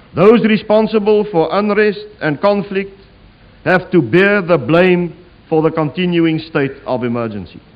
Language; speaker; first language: English; non-native, local second language; Afrikaans